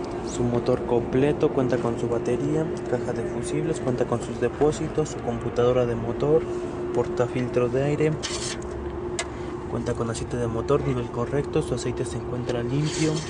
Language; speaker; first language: Spanish; native; Spanish